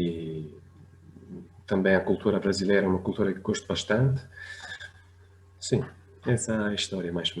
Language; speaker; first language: Portuguese; non-native, fluent; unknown